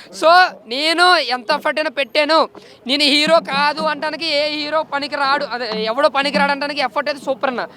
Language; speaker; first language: Telugu; native; Telugu